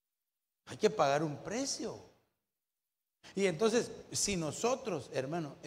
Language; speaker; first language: Spanish; native; Spanish